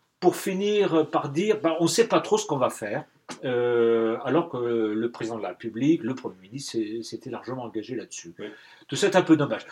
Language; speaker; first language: French; native; French